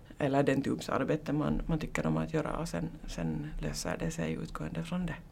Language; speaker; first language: Swedish; native; Swedish